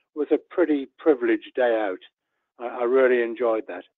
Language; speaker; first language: English; native; English